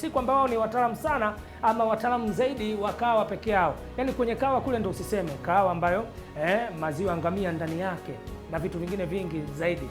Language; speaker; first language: Swahili; native; Swahili